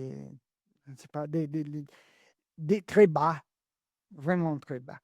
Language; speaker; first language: French; non-native, learner; Italian